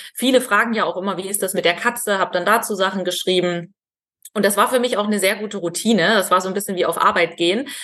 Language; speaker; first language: German; native; German